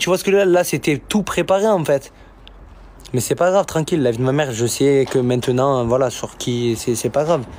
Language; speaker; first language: French; native; French